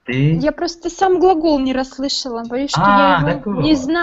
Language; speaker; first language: Russian; native; Russian